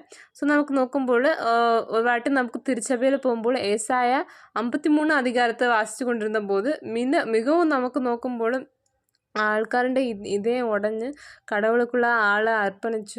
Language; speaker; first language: Malayalam; non-native, learner; Tamil